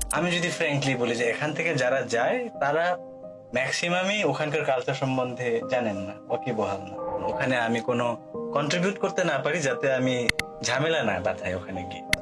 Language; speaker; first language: Bangla; non-native, local second language; Marma